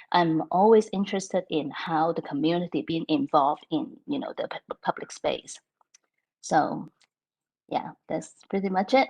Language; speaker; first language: English; non-native, local second language; Cantonese